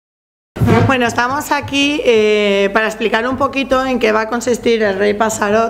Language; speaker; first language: Spanish; native; Spanish